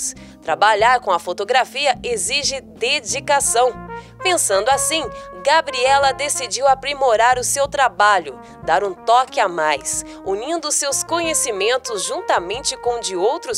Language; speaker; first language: Portuguese; native; Portuguese